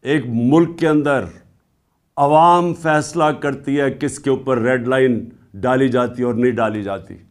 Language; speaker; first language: Urdu; native; Urdu